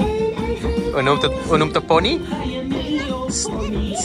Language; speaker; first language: Dutch; native; Dutch